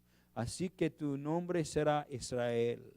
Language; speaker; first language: Spanish; non-native, learner; English